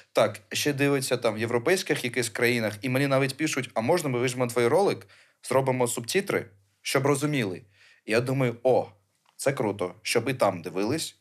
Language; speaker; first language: Ukrainian; early bilingual, other home language; Armenian